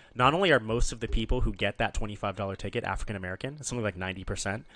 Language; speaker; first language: English; native; English